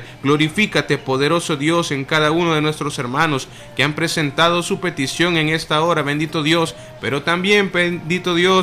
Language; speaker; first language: Spanish; native; Spanish